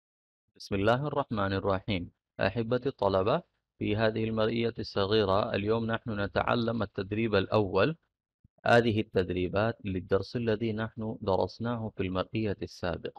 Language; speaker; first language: Arabic; non-native, fluent; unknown